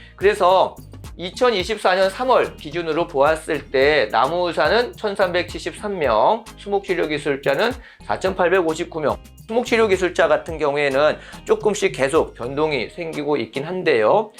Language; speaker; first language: Korean; native; Korean